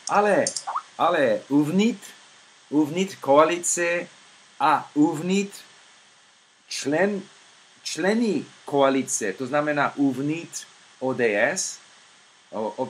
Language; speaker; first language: Czech; non-native, learner; English